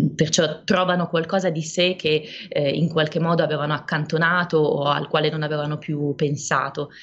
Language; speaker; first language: Italian; native; Italian